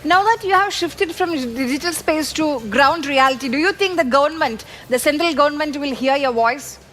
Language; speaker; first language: English; non-native, local second language; Malayalam